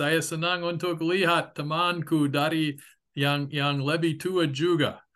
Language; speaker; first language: Indonesian; non-native, fluent; English